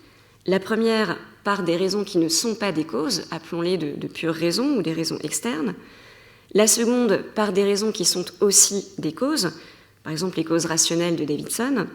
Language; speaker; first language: French; native; French